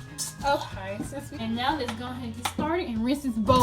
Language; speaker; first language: English; native; English